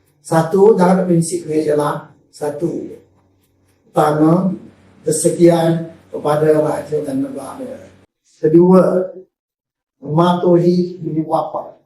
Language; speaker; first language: Malay; non-native, local second language; Chinese